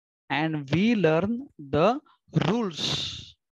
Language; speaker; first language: English; non-native, local second language; Marathi